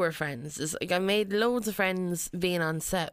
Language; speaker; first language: English; native; English